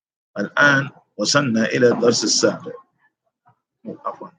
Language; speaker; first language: Arabic; non-native, fluent; English